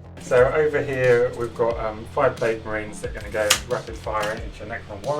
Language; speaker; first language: English; native; English